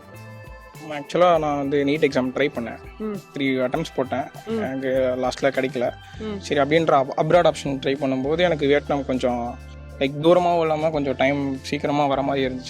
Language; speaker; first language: Tamil; native; Tamil